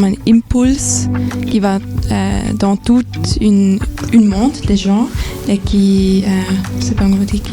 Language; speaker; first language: French; non-native, fluent; German